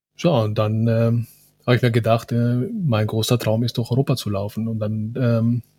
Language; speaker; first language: German; non-native, fluent; Spanish